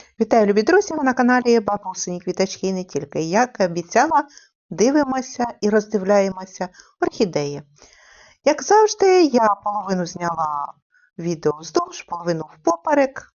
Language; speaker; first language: Ukrainian; native; Ukrainian